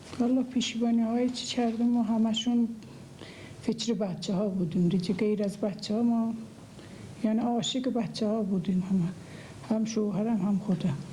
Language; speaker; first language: Persian; non-native, local second language; Azerbaijani